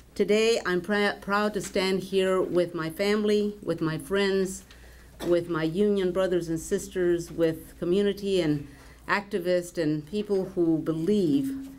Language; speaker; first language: English; early bilingual, other home language; Spanish